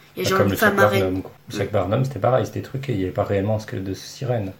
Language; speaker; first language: French; native; French